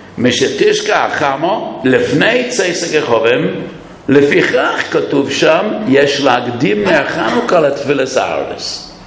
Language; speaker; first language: Hebrew; non-native, fluent; English